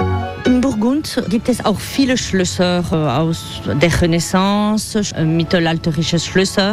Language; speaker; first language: German; non-native, fluent; French